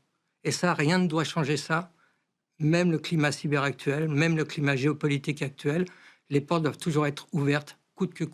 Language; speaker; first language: French; native; French